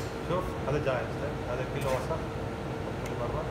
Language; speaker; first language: Arabic; non-native, learner; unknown